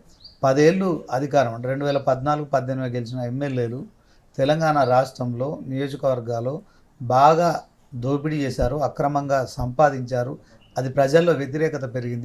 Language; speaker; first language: Telugu; native; Telugu